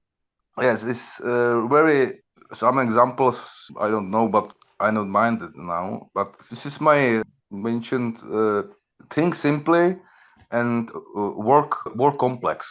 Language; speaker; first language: English; non-native, learner; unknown